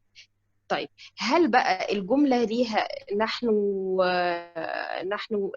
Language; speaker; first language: Arabic; native; Arabic